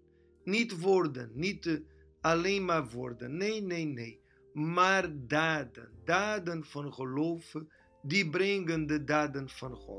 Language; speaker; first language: Dutch; non-native, fluent; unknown